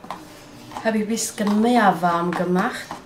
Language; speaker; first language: German; non-native, learner; Turkish